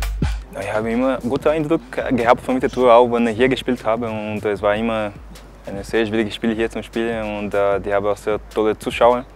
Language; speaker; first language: German; non-native, fluent; Portuguese